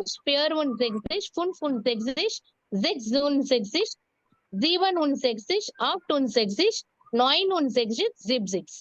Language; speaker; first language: German; non-native, fluent; Tamil